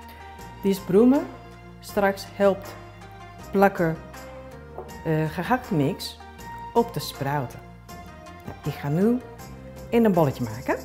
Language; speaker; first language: Dutch; non-native, learner; Japanese